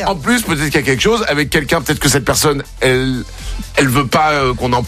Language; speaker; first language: French; native; French